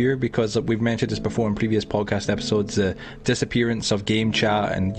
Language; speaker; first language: English; native; English